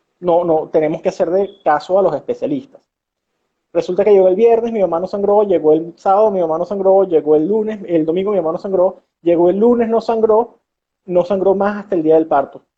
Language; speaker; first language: Spanish; native; Spanish